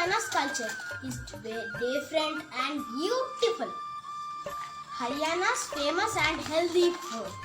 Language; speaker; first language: English; non-native, local second language; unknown